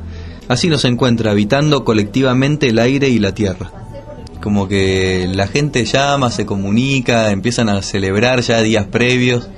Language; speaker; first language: Spanish; native; Spanish